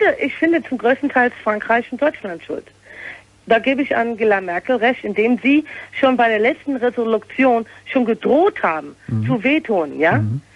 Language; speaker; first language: German; early bilingual, heritage; English